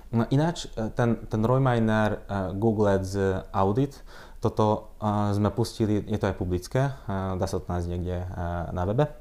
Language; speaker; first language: Slovak; non-native, local second language; Hungarian